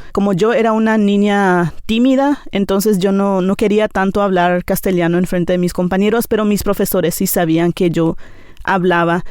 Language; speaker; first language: Spanish; non-native, local second language; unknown